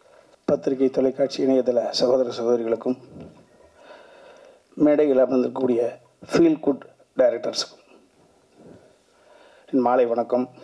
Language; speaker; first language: Tamil; native; Tamil